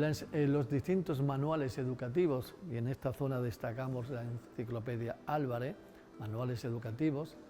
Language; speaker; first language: Spanish; native; Spanish